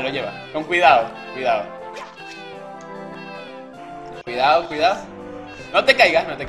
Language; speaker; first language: Spanish; native; Spanish